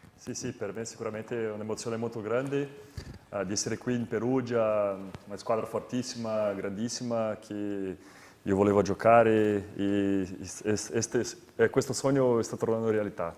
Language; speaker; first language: Italian; non-native, learner; Portuguese